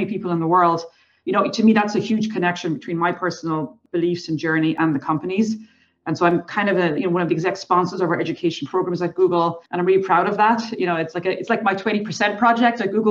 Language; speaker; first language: English; native; English